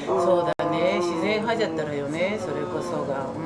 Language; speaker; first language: Japanese; native; Japanese